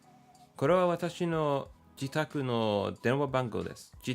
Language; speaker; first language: Japanese; non-native, learner; English